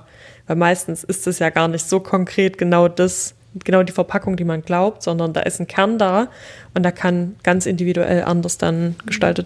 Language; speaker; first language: German; native; German